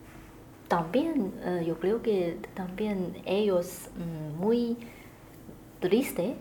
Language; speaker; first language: Spanish; non-native, learner; Chinese